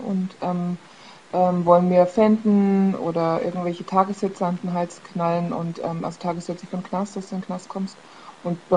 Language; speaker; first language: German; native; German